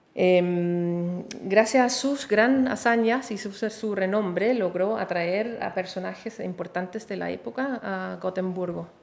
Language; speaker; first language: Spanish; non-native, fluent; Danish